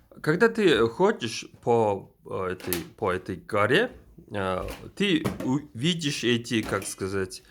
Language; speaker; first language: Russian; non-native, fluent; Mongolian